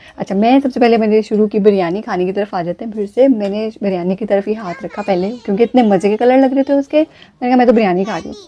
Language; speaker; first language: Urdu; native; Urdu